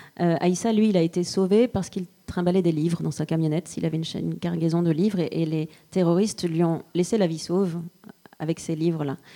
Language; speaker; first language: French; native; French